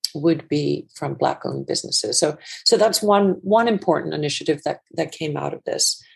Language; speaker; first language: English; non-native, fluent; Icelandic